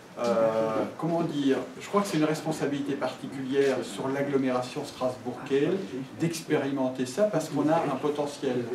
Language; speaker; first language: French; native; French